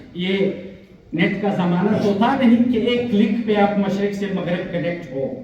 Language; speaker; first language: Urdu; non-native, local second language; Pashto